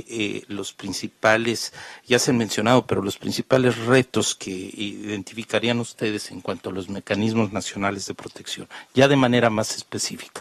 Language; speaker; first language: Spanish; native; Spanish